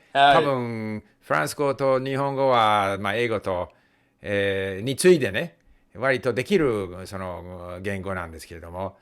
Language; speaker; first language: Japanese; non-native, fluent; English